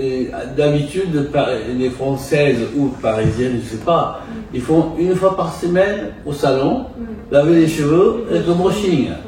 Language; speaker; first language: French; non-native, fluent; Japanese